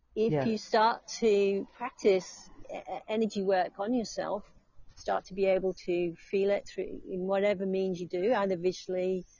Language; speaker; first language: English; native; English